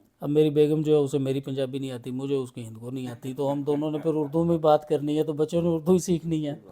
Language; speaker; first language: Urdu; non-native, local second language; Punjabi